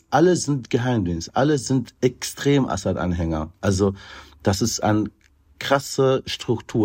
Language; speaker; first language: German; non-native, fluent; Arabic